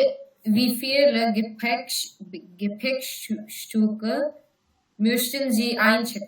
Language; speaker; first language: German; non-native, learner; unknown